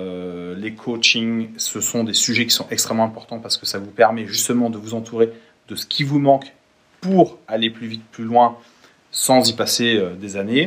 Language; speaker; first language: French; native; French